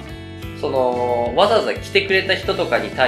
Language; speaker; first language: Japanese; native; Japanese